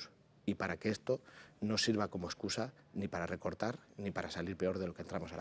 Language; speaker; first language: Spanish; native; Spanish